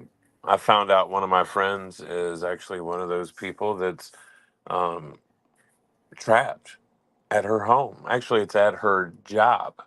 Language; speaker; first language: English; native; English